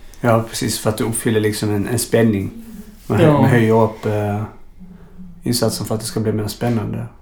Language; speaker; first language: Swedish; native; Swedish